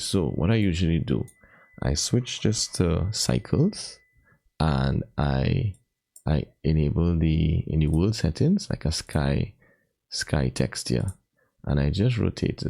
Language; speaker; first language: English; native; English